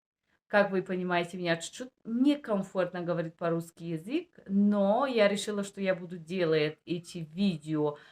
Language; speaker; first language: Russian; non-native, learner; Bulgarian